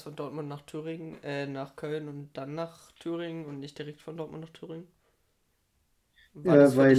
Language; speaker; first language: German; native; German